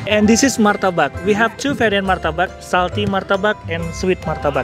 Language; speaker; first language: English; non-native, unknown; Indonesian